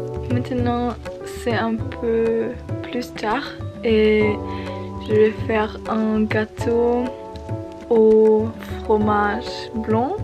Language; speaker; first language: French; non-native, learner; German